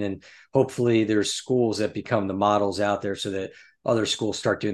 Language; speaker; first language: English; native; English